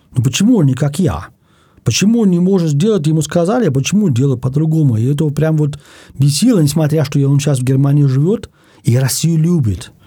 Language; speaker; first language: Russian; non-native, fluent; German